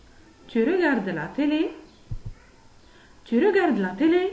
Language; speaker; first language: French; non-native, fluent; Arabic